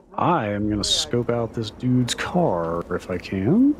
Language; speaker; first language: English; native; English